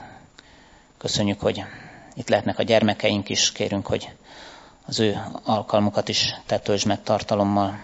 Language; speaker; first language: Hungarian; native; Hungarian